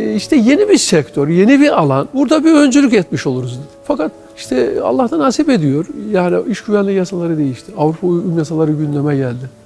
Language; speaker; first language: Turkish; native; Turkish